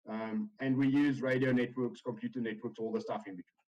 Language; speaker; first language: English; non-native, local second language; Afrikaans